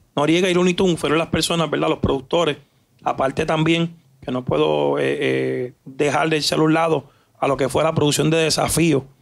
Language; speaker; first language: Spanish; native; Spanish